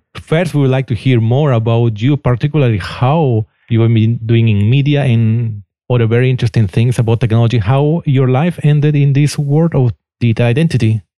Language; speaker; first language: English; non-native, fluent; Spanish